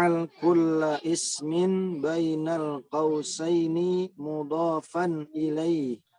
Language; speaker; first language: Arabic; non-native, learner; Indonesian